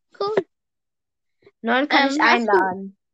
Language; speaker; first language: German; early bilingual, other home language; Vietnamese